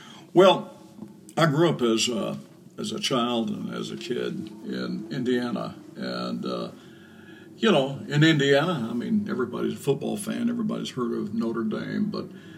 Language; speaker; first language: English; native; English